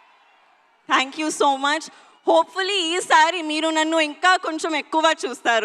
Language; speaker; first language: Telugu; non-native, local second language; Hindi